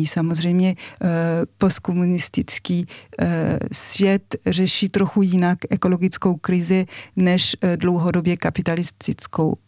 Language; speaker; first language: Czech; non-native, fluent; French